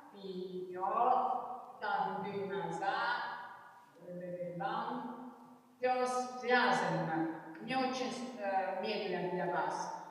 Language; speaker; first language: Russian; non-native, fluent; Italian